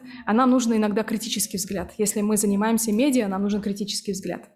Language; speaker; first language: Russian; native; Russian